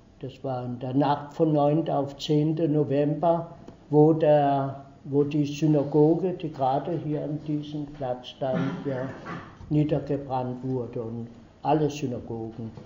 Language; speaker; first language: German; early bilingual, heritage; German